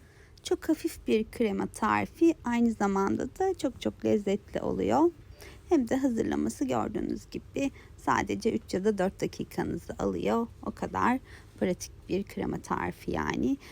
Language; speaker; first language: Turkish; native; Turkish